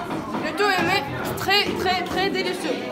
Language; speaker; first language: French; non-native, learner; Arabic